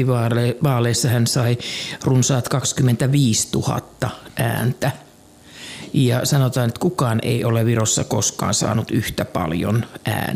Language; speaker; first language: Finnish; native; Finnish